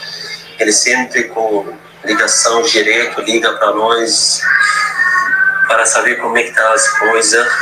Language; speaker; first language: Portuguese; non-native, fluent; Arabic